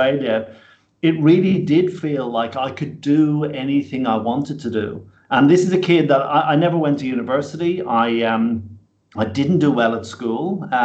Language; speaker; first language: English; native; English